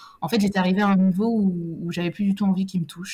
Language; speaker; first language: French; native; French